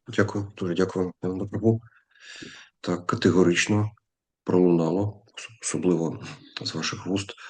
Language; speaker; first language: Ukrainian; non-native, local second language; Russian